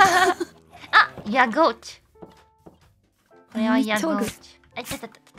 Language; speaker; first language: Japanese; non-native, learner; English